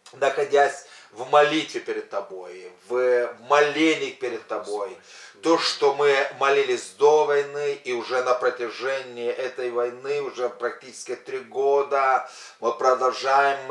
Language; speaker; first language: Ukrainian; non-native, local second language; Russian